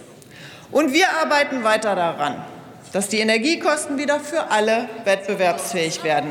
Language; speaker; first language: German; native; German